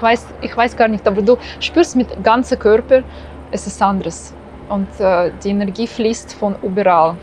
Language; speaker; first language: German; non-native, fluent; Russian